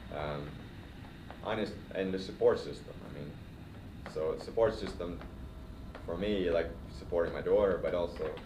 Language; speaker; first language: English; non-native, fluent; Swedish